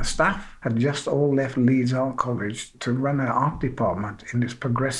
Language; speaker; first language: English; native; English